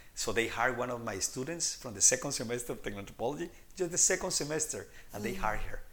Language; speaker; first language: English; non-native, fluent; Spanish